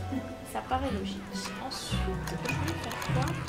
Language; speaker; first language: French; native; French